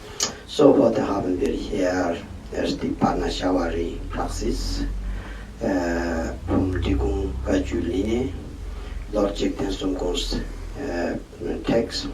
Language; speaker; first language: German; non-native, learner; Tibetan